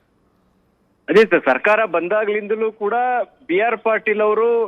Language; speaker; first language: Kannada; native; Kannada